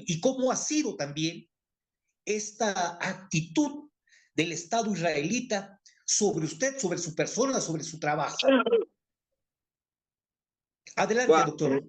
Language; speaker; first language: Spanish; native; Spanish